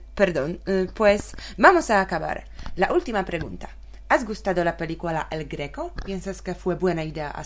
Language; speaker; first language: Spanish; non-native, learner; Polish